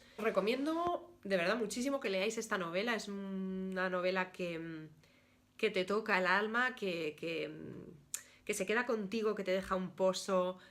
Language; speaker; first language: Spanish; native; Spanish